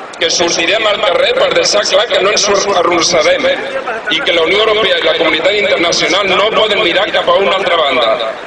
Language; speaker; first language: Catalan; native; Catalan